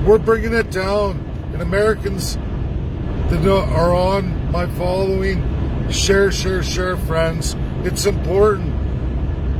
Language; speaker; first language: English; native; English